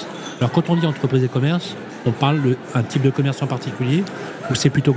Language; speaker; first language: French; native; French